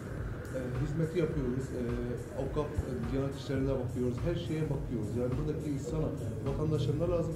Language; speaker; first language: Turkish; non-native, fluent; Arabic